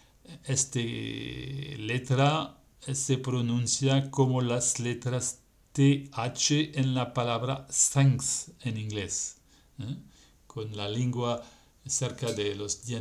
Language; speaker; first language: Spanish; non-native, fluent; French